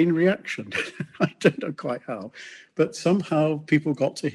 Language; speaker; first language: English; native; English